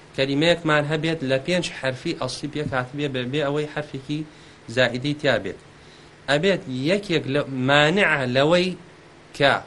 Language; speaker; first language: Central Kurdish; native; Central Kurdish